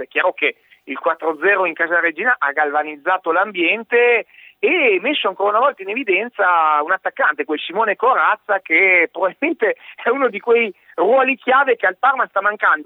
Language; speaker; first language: Italian; native; Italian